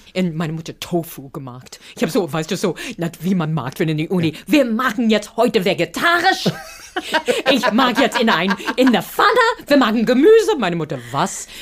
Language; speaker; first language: German; non-native, fluent; English